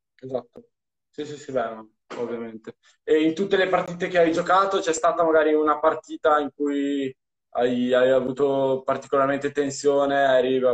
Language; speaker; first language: Italian; native; Italian